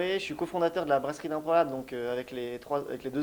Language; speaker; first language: French; native; French